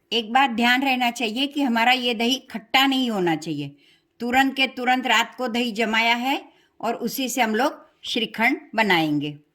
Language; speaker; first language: Hindi; non-native, local second language; Gujarati